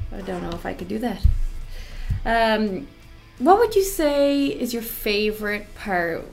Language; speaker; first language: English; non-native, fluent; Romanian